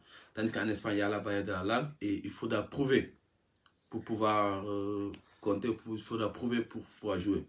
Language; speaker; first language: French; non-native, local second language; Wolof